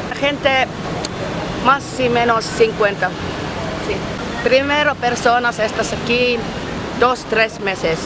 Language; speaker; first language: Spanish; non-native, learner; Finnish